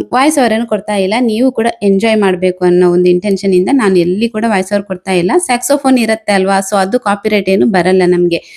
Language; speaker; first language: Kannada; non-native, local second language; Tulu